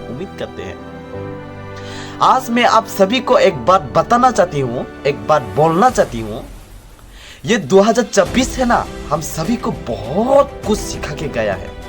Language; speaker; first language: Hindi; non-native, local second language; Kok Borok